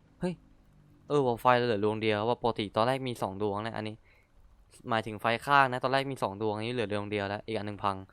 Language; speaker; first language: Thai; native; Thai